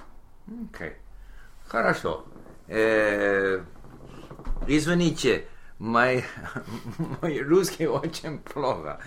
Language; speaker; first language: Russian; non-native, learner; English